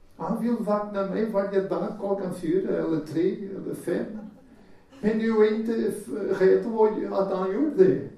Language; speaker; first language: Swedish; non-native, fluent; Portuguese